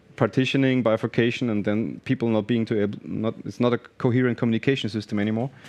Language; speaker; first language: English; non-native, fluent; German